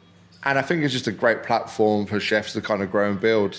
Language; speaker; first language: English; native; English